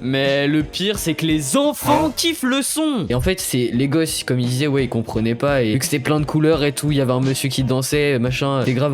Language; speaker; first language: French; native; French